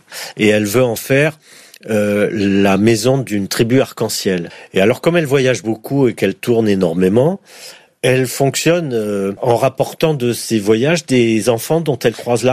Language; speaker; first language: French; native; French